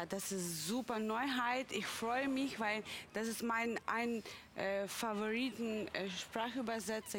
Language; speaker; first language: German; non-native, learner; Russian